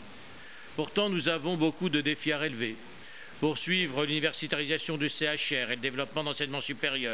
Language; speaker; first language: French; native; French